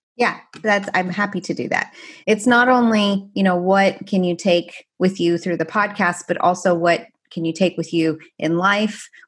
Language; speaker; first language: English; non-native, fluent; Persian